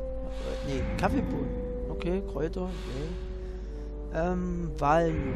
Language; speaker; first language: German; native; German